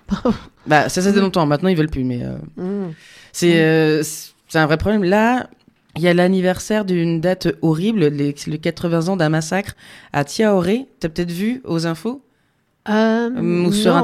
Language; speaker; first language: French; native; French